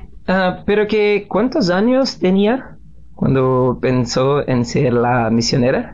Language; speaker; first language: Spanish; non-native, learner; Portuguese